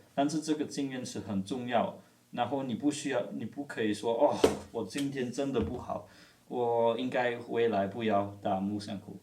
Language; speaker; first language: Chinese; non-native, fluent; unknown